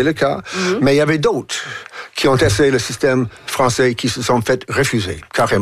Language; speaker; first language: French; non-native, fluent; English